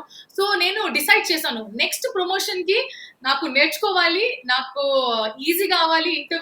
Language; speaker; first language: Telugu; non-native, local second language; Kannada